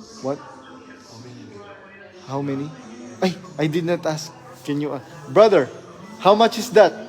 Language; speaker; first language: English; non-native, learner; Filipino